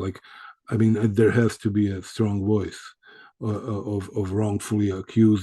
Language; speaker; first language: English; early bilingual, other home language; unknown